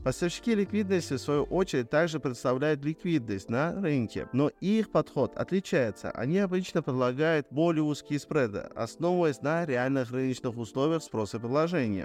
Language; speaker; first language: Russian; native; Russian